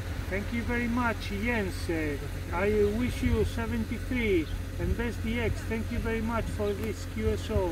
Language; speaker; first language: English; non-native, fluent; Spanish